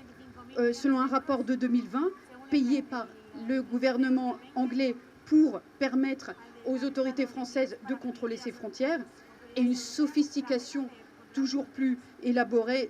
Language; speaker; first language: French; native; French